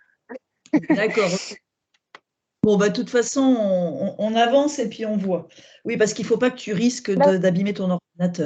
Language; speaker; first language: French; native; French